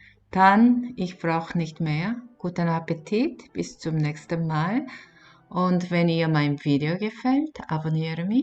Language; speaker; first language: German; non-native, fluent; Korean